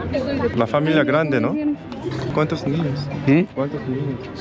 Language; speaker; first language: Spanish; non-native, learner; Korean